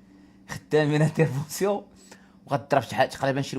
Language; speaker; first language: Arabic; native; Arabic